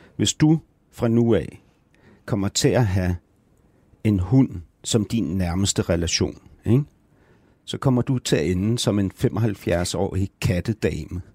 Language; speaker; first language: Danish; native; Danish